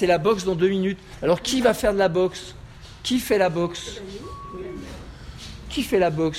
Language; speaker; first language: French; native; French